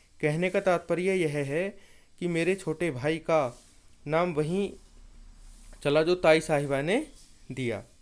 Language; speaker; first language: Hindi; native; Hindi